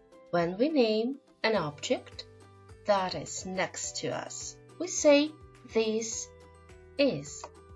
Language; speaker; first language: English; non-native, fluent; Ukrainian